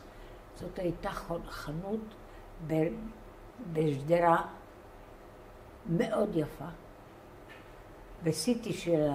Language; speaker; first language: Hebrew; non-native, fluent; Bulgarian